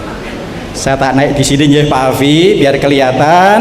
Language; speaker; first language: Indonesian; native; Indonesian